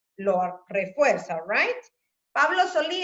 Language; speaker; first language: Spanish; native; Spanish